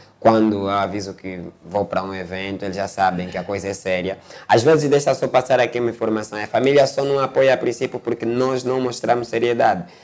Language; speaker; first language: Portuguese; native; Portuguese